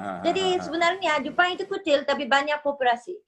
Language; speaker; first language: Indonesian; non-native, fluent; Japanese